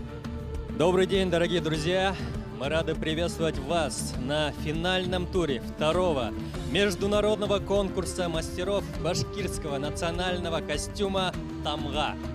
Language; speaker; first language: Russian; non-native, local second language; Bashkir